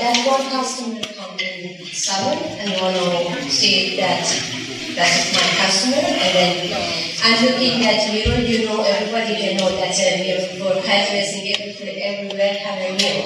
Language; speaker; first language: English; non-native, learner; Persian